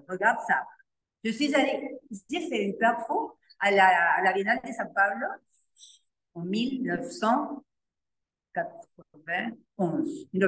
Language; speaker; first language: French; non-native, learner; Spanish